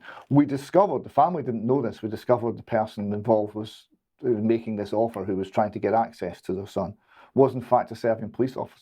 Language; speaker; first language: English; native; English